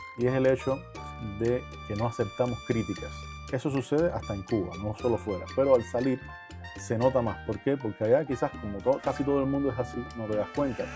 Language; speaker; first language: Spanish; native; Spanish